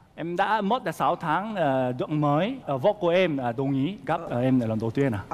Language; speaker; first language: Vietnamese; non-native, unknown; Korean